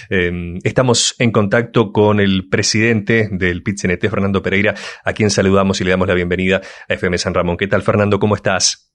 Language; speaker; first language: Spanish; native; Spanish